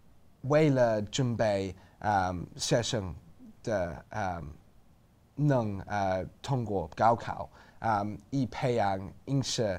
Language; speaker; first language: Chinese; non-native, learner; English